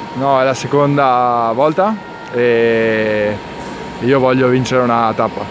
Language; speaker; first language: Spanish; non-native, learner; Italian